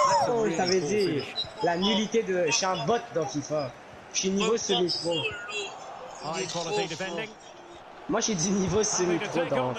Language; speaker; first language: French; native; French